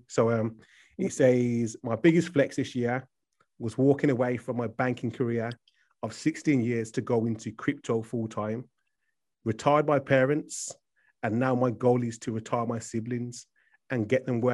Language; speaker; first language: English; native; English